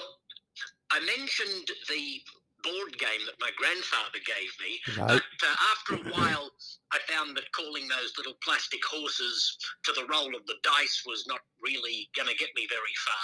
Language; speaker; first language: English; native; English